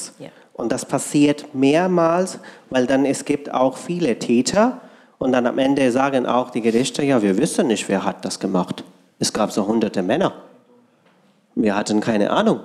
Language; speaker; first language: German; non-native, fluent; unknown